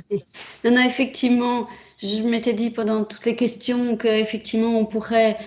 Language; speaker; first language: French; native; French